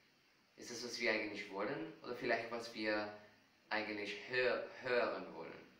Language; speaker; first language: German; non-native, fluent; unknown